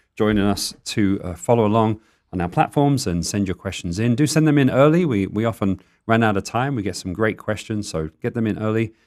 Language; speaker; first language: English; native; English